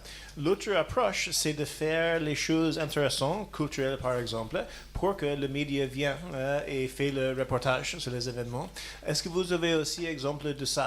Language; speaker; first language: French; non-native, fluent; English